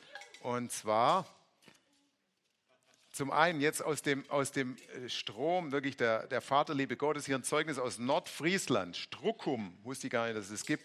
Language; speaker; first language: German; native; German